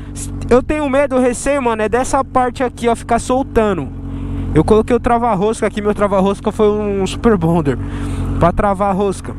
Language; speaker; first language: Portuguese; native; Portuguese